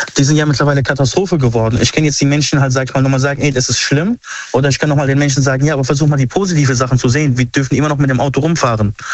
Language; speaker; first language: German; early bilingual, other home language; Arabic